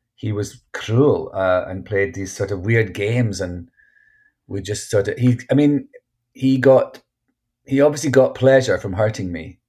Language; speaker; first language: English; native; English